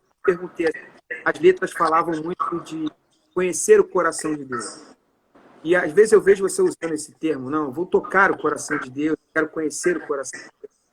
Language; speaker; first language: Portuguese; native; Portuguese